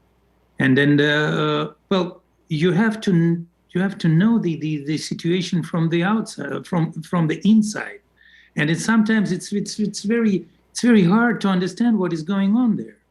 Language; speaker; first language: English; non-native, fluent; Russian